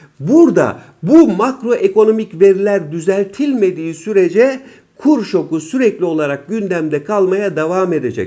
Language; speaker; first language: Turkish; native; Turkish